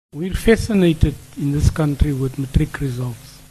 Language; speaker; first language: English; non-native, local second language; Afrikaans